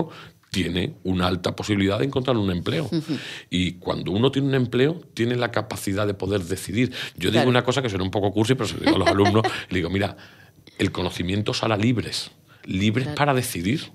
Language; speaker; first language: Spanish; native; Spanish